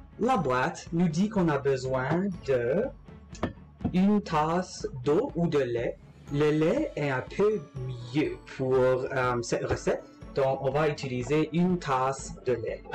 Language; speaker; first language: French; non-native, local second language; English